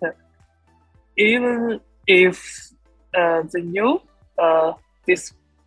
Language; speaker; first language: English; non-native, learner; Chinese